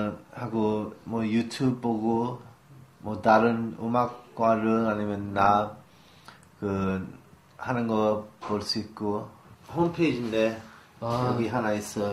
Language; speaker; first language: Korean; early bilingual, heritage; English